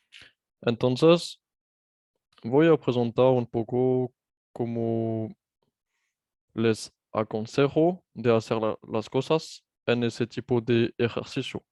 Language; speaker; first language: Spanish; non-native, fluent; French